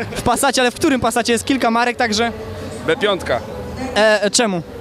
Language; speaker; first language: Polish; native; Polish